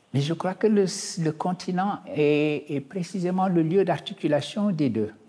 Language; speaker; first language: French; non-native, local second language; Wolof